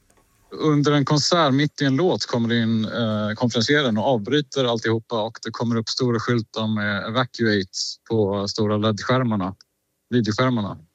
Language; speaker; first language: Swedish; native; Swedish